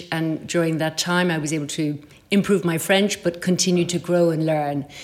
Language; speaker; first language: English; native; English